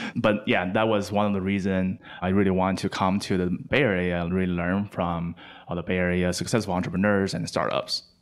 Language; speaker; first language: English; non-native, fluent; Chinese